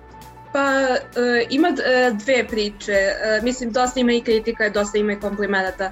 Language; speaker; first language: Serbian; early bilingual, heritage; English